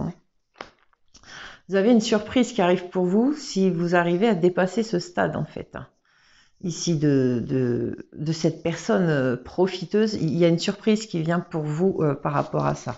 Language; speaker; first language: French; native; French